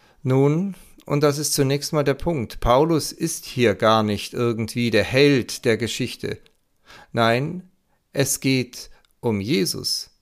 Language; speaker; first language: German; native; German